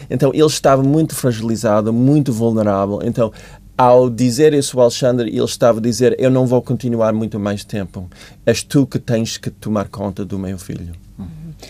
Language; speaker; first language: Portuguese; non-native, fluent; English